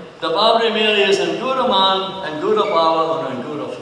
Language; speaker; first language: German; early bilingual, heritage; English